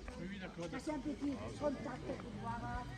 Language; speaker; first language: French; non-native, learner; Spanish